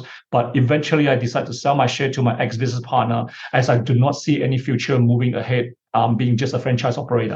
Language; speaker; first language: English; non-native, local second language; Chinese